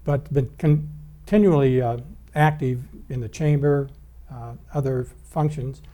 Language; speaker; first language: English; native; English